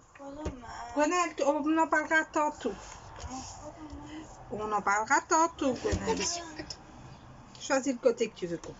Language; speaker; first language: French; native; French